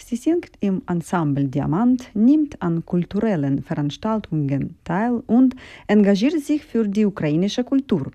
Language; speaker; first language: German; non-native, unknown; Ukrainian